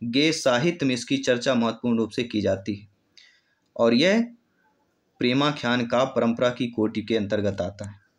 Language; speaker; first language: Hindi; native; Hindi